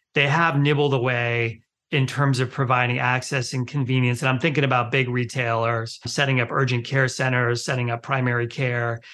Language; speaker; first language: English; early bilingual, other home language; Hindi